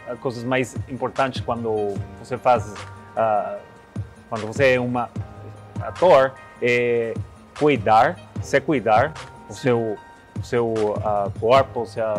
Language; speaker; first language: Portuguese; non-native, learner; Spanish